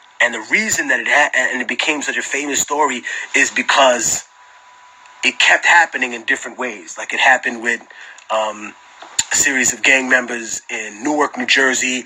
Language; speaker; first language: English; early bilingual, other home language; Spanish